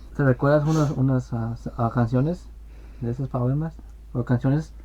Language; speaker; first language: Spanish; early bilingual, other home language; English